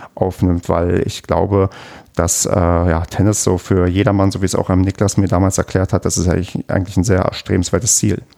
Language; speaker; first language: German; native; German